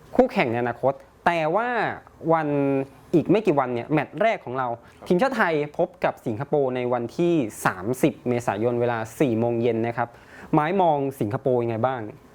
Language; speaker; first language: Thai; native; Thai